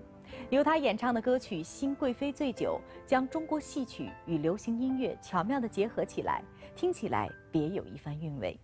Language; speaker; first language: Chinese; native; Chinese